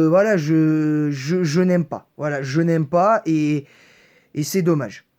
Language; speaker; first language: French; native; French